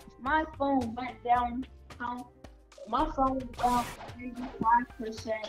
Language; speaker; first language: English; native; English